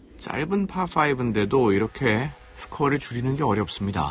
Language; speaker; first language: Korean; native; Korean